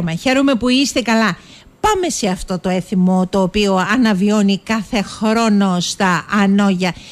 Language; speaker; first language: Greek; native; Greek